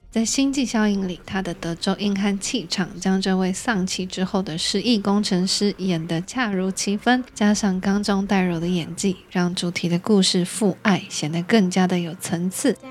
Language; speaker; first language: Chinese; native; Chinese